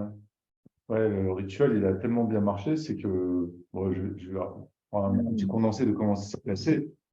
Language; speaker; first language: French; native; French